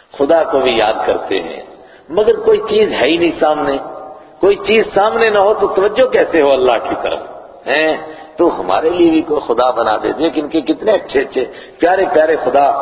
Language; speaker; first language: Urdu; non-native, local second language; Kashmiri